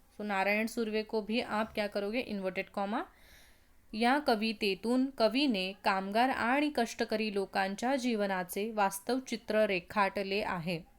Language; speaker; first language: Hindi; non-native, local second language; Marathi